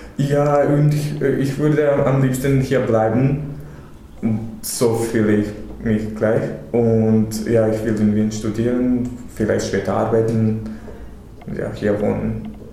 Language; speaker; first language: German; non-native, learner; Serbian